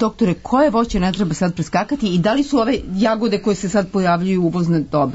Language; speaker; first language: Serbian; native; Serbian